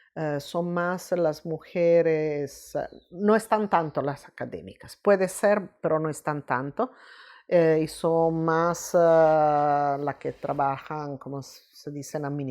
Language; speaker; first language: Spanish; non-native, fluent; Italian